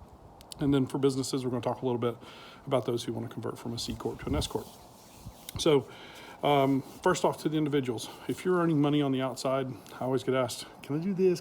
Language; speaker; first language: English; native; English